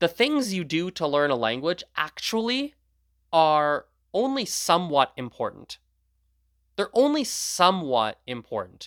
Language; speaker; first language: English; early bilingual, other home language; Gujarati